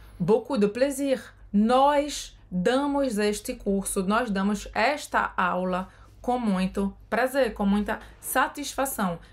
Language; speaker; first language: Portuguese; native; Portuguese